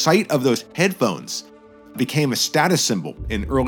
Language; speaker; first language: English; native; English